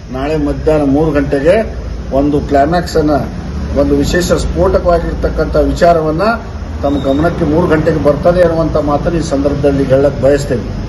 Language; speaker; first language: Kannada; non-native, local second language; Lambadi